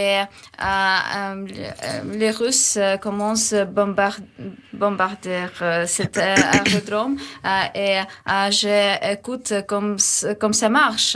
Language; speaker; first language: French; non-native, learner; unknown